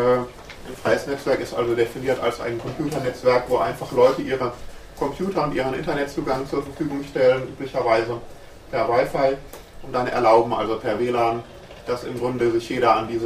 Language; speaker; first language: German; native; German